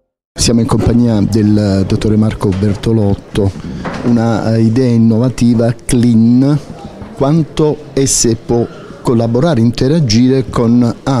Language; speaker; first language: Italian; native; Italian